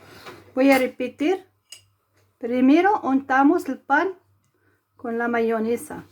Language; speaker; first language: Spanish; non-native, fluent; Arabic